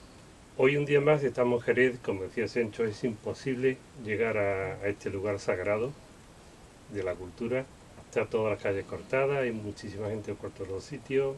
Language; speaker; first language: Spanish; native; Spanish